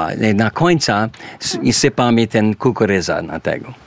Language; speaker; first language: Polish; early bilingual, heritage; English